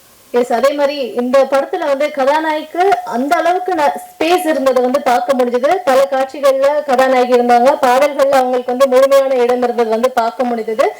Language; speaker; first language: Tamil; native; Tamil